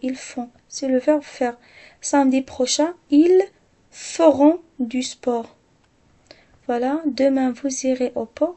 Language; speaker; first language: French; non-native, local second language; Arabic